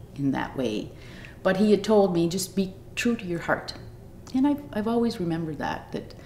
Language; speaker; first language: English; native; English